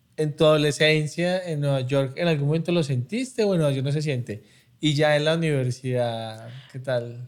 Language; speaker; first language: Spanish; native; Spanish